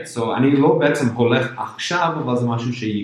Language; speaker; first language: Hebrew; non-native, fluent; English